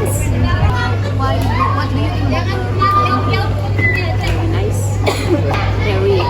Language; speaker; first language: English; non-native, learner; French